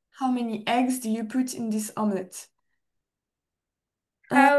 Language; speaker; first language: English; non-native, fluent; French